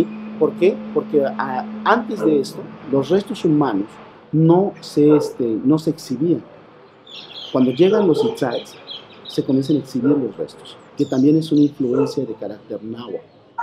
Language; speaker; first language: Spanish; native; Spanish